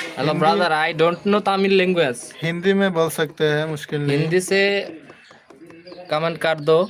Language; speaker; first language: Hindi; non-native, learner; Bangla